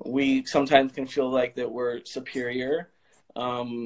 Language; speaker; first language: English; native; English